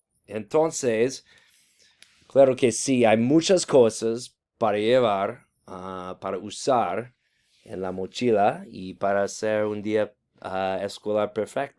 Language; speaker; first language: Spanish; non-native, fluent; English